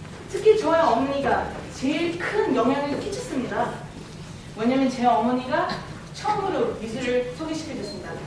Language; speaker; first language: Korean; early bilingual, heritage; Korean